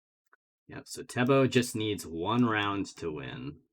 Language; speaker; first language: English; native; English